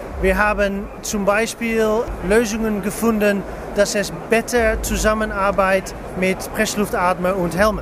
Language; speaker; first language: German; non-native, learner; English